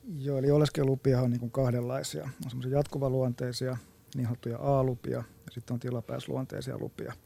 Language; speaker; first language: Finnish; native; Finnish